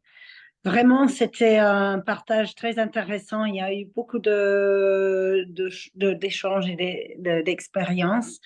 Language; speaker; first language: French; non-native, fluent; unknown